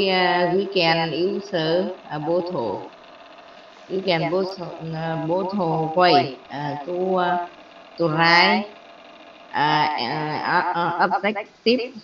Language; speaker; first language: English; non-native, learner; Vietnamese